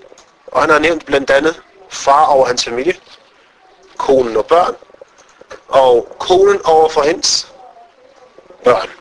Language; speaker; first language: Danish; non-native, fluent; Arabic